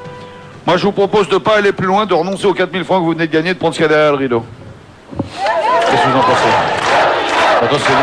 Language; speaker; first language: French; native; French